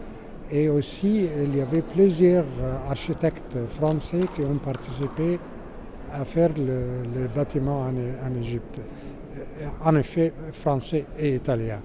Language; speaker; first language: French; non-native, fluent; Arabic